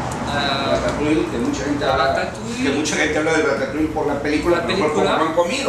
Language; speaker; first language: Spanish; native; Spanish